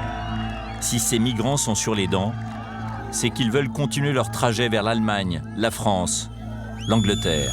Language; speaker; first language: French; native; French